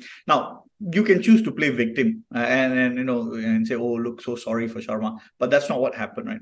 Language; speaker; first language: English; non-native, local second language; Tamil